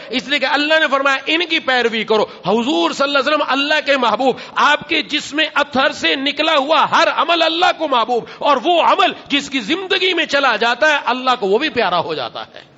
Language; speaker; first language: Urdu; non-native, local second language; Punjabi